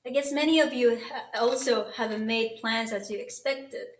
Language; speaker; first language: English; non-native, fluent; Japanese